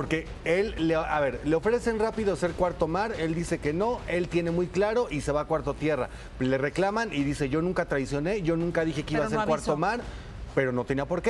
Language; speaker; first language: Spanish; native; Spanish